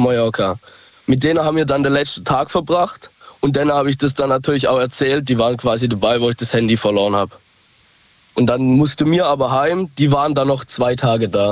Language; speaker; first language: German; native; German